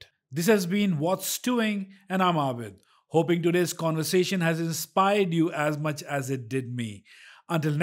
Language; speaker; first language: English; non-native, local second language; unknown